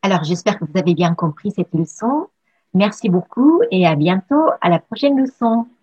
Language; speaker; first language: French; non-native, fluent; Japanese